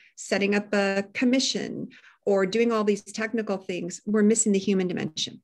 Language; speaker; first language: English; native; English